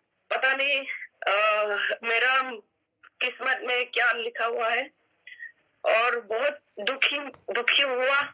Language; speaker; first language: Hindi; non-native, local second language; Manipuri